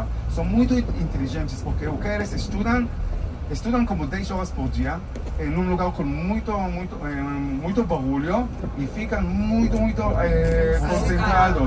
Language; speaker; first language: Portuguese; non-native, fluent; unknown